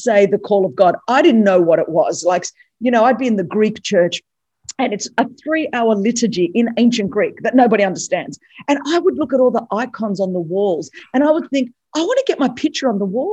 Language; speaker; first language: English; non-native, local second language; Greek